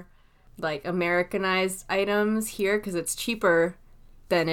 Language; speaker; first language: English; non-native, local second language; Filipino